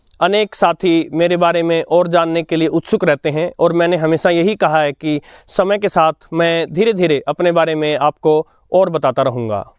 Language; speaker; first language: Hindi; native; Hindi